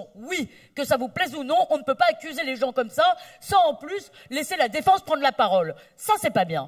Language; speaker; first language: French; native; French